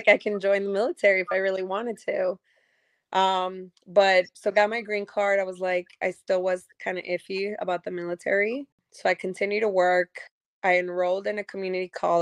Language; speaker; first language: English; native; English